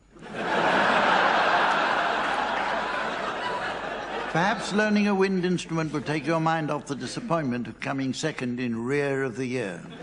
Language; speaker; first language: English; native; English